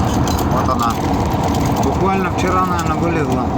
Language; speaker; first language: Russian; native; Russian